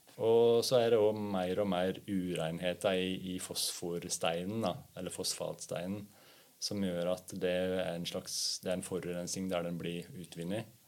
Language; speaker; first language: Norwegian; native; Norwegian